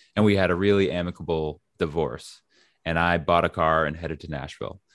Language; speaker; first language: English; native; English